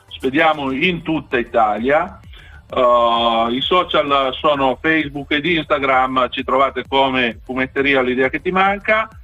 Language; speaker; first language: Italian; native; Italian